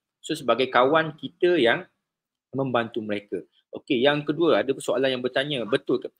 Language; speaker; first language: Malay; native; Malay